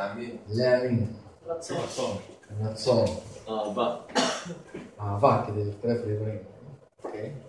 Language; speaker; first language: Hebrew; non-native, fluent; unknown